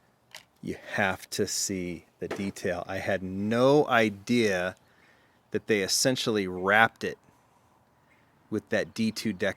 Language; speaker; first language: English; native; English